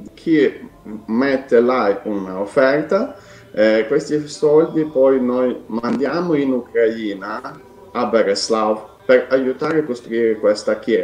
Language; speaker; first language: Italian; non-native, fluent; Ukrainian